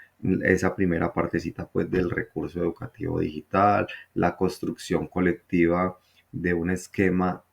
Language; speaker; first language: Spanish; native; Spanish